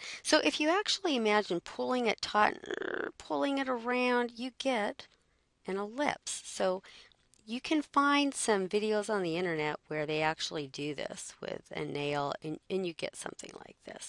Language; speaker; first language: English; native; English